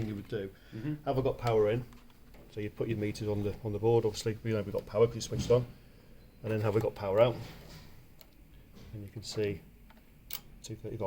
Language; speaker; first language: English; native; English